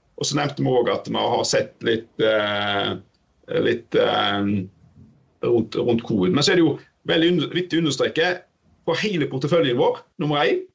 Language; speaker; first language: Norwegian; native; Norwegian